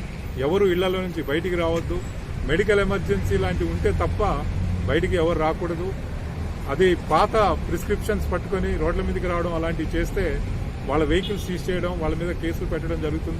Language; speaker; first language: Telugu; native; Telugu